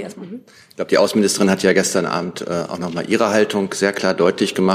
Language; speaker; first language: German; native; German